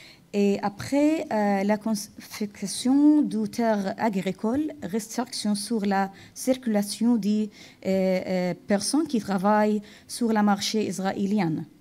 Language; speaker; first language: French; non-native, fluent; Arabic